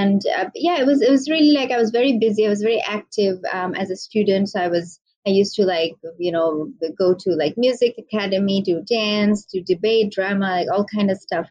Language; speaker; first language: English; non-native, local second language; Bangla